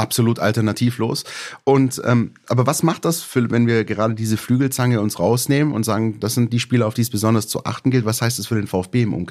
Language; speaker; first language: German; native; German